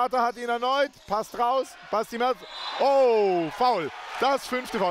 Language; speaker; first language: German; native; German